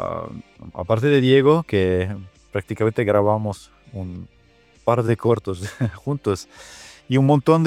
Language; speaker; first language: Spanish; non-native, fluent; Italian